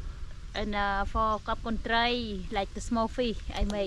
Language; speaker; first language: English; non-native, local second language; Khmer